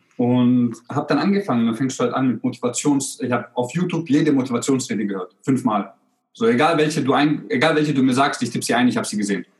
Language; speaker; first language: German; early bilingual, other home language; Croatian